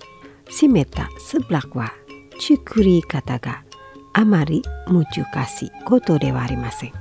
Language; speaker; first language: Japanese; non-native, fluent; Indonesian